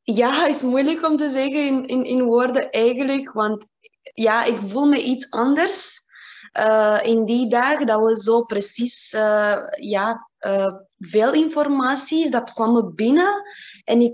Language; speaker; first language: Dutch; non-native, learner; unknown